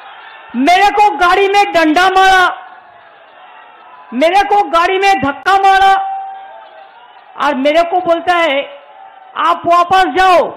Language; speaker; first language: Hindi; non-native, local second language; Bangla